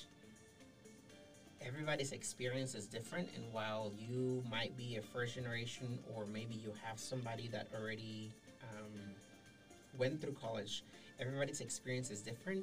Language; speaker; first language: English; non-native, fluent; Spanish